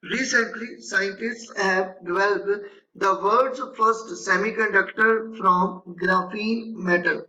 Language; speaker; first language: English; non-native, local second language; Punjabi